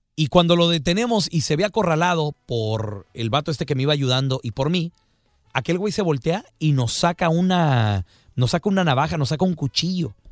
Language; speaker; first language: Spanish; native; Spanish